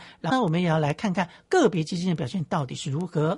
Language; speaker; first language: Chinese; native; Chinese